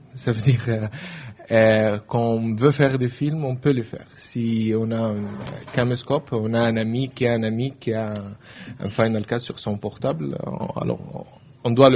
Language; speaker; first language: French; non-native, learner; Arabic